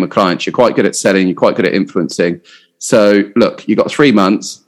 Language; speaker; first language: English; native; English